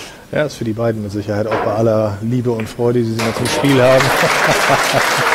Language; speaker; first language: German; native; German